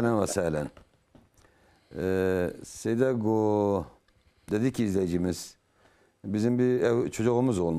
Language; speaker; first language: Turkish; non-native, local second language; Kurdish